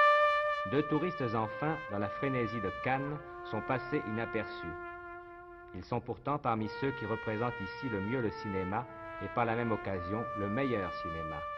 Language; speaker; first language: French; native; French